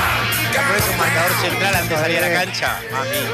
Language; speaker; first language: Spanish; native; Spanish